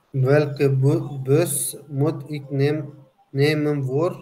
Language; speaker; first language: Dutch; non-native, learner; Turkish